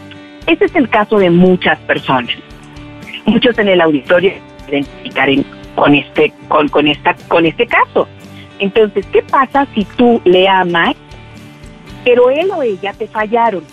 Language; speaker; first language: Spanish; native; Spanish